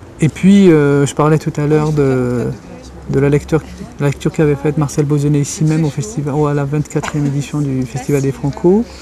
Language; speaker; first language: French; non-native, local second language; Kabyle